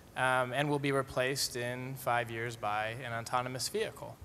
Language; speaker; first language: English; native; English